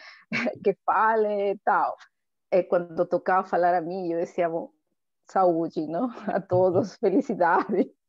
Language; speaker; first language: Portuguese; non-native, learner; Spanish